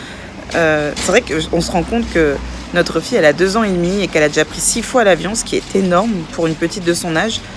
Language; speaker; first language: French; native; French